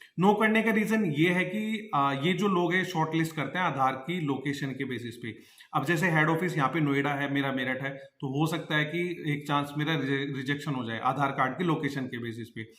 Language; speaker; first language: Hindi; native; Hindi